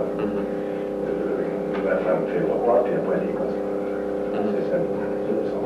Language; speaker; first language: French; native; French